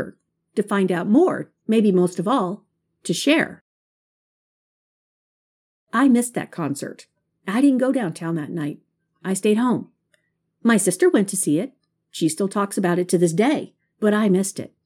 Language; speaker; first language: English; native; English